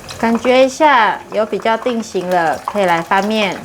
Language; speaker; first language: Chinese; native; Chinese